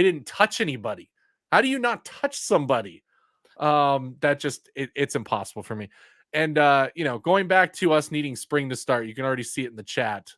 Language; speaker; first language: English; native; English